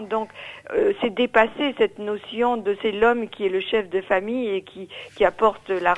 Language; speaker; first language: French; native; French